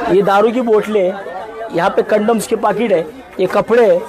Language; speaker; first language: Hindi; non-native, local second language; Marathi